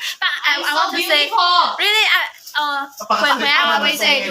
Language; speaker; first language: English; non-native, learner; Chinese